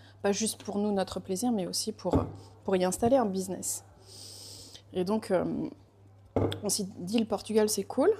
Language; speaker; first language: French; native; French